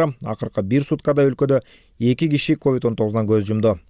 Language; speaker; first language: Kyrgyz; native; Kyrgyz